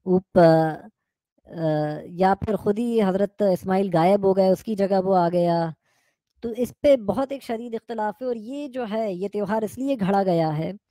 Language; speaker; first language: Hindi; native; Hindi